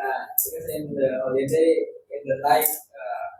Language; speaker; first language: English; non-native, learner; Indonesian